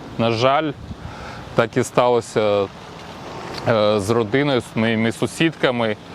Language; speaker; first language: Ukrainian; native; Ukrainian